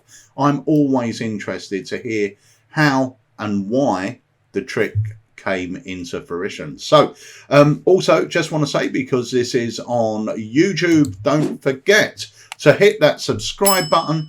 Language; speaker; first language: English; native; English